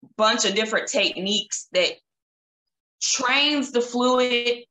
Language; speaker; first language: English; native; English